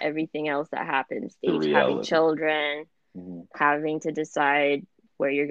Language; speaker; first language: English; non-native, fluent; German